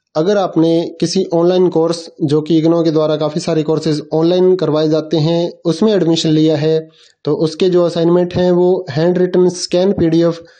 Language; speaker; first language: Hindi; native; Hindi